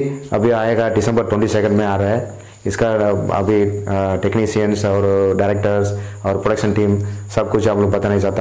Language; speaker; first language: Hindi; non-native, local second language; Tamil